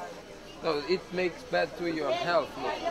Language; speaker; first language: English; non-native, learner; Portuguese